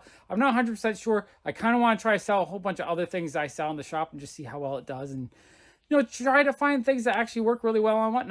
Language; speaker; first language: English; native; English